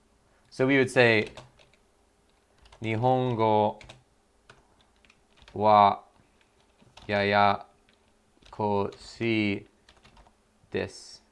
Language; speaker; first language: Japanese; non-native, learner; English